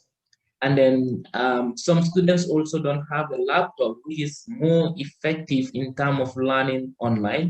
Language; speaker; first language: English; non-native, learner; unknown